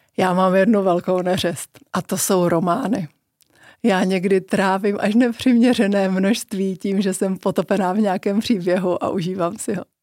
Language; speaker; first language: Czech; native; Czech